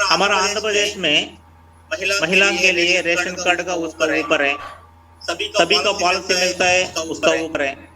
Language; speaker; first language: Hindi; non-native, local second language; Telugu